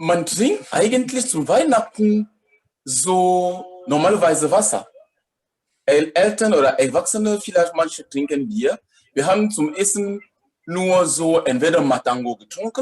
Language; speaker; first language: German; non-native, fluent; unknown